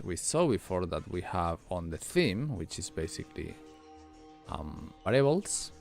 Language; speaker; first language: English; non-native, fluent; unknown